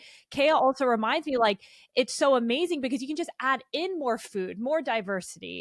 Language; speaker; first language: English; native; English